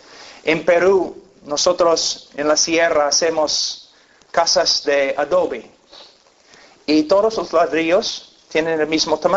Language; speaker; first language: Spanish; non-native, fluent; English